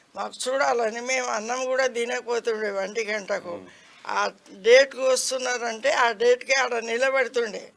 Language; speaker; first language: Telugu; non-native, local second language; Lambadi